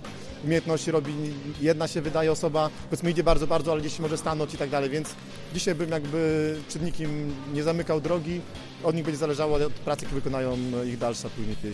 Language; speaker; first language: Polish; native; Polish